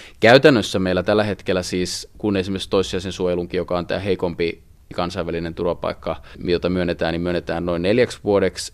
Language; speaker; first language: Finnish; native; Finnish